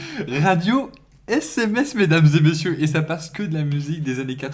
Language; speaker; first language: French; native; French